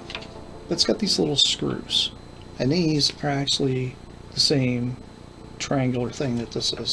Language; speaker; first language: English; native; English